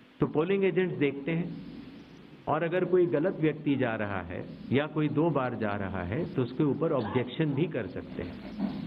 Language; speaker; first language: Hindi; native; Hindi